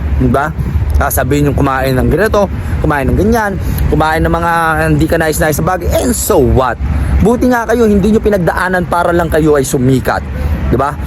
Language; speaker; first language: Filipino; non-native, local second language; Pampanga